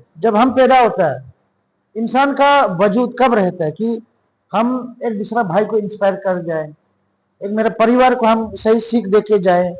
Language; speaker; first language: Hindi; non-native, local second language; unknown